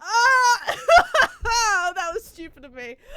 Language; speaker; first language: English; native; English